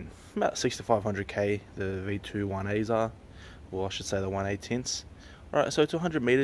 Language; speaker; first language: English; native; English